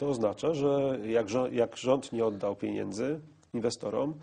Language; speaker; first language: Polish; native; Polish